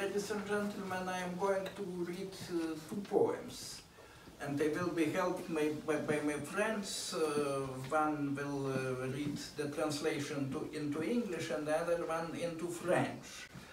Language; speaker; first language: English; non-native, fluent; Lithuanian